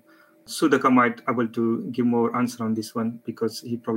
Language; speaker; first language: English; non-native, local second language; Marathi